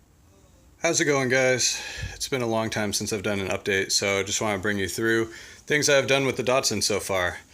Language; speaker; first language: English; native; English